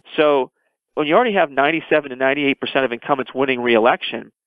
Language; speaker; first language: English; native; English